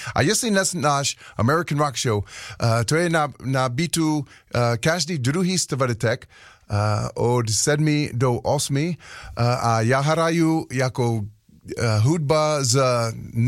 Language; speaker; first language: Czech; non-native, learner; English